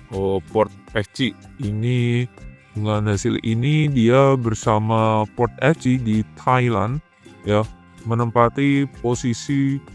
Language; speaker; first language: Indonesian; native; Indonesian